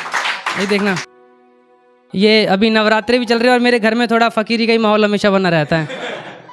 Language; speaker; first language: Hindi; native; Hindi